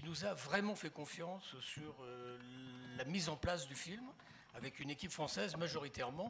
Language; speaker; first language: French; native; French